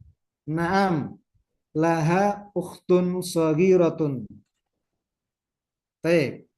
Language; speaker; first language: Arabic; non-native, fluent; Indonesian